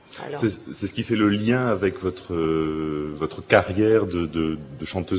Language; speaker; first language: French; native; French